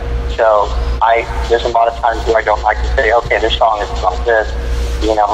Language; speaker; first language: English; native; English